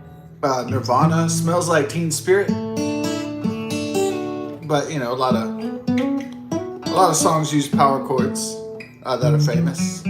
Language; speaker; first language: English; native; English